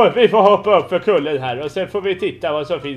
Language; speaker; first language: Swedish; native; Swedish